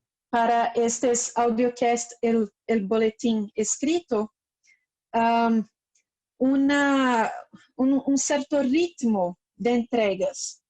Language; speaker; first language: Spanish; non-native, fluent; Portuguese